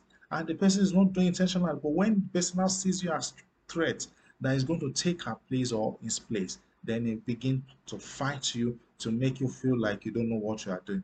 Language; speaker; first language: English; non-native, local second language; Yoruba